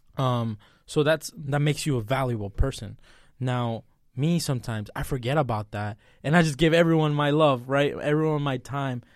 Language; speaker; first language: English; early bilingual, other home language; Spanish